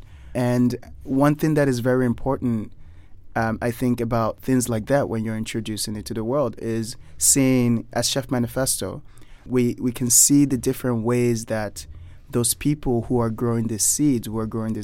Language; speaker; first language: English; non-native, local second language; Yoruba